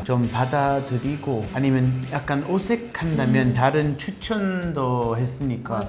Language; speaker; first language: Korean; non-native, fluent; English